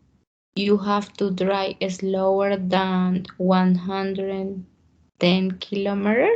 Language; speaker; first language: English; non-native, learner; Spanish